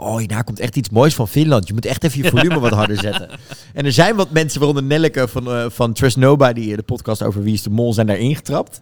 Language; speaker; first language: Dutch; native; Dutch